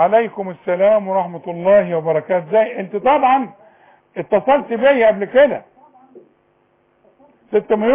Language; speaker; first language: Arabic; native; Arabic